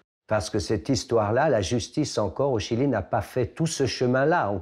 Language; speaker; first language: French; native; French